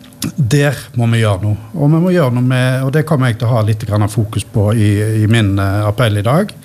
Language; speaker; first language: Norwegian; native; Norwegian